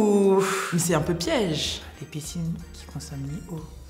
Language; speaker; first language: French; native; French